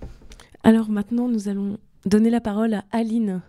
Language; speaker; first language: French; native; French